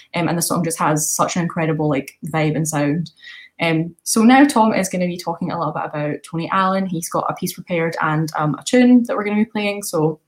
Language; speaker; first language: English; native; English